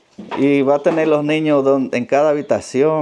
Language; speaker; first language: Spanish; native; Spanish